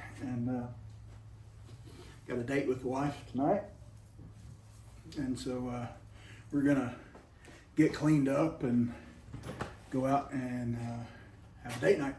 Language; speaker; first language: English; native; English